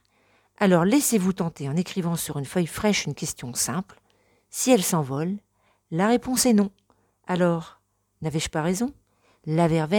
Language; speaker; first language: French; native; French